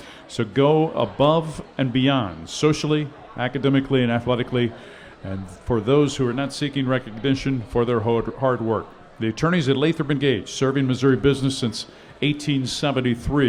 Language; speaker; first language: English; native; English